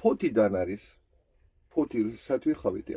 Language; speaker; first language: Georgian; non-native, learner; German